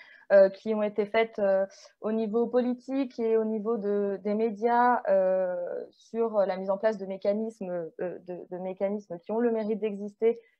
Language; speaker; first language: French; native; French